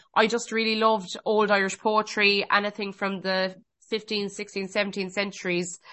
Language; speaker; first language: English; native; English